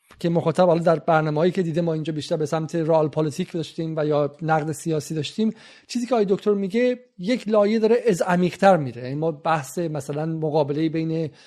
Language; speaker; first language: Persian; native; Persian